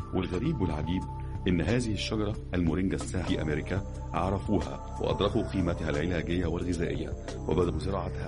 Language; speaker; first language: Arabic; native; Arabic